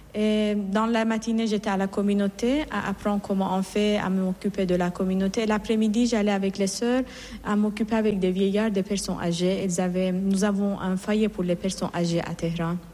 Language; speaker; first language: French; non-native, fluent; Persian